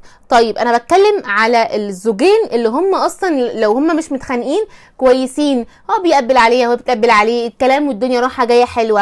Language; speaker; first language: Arabic; native; Arabic